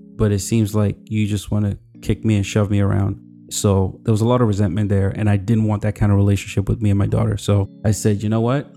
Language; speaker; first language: English; non-native, local second language; Yoruba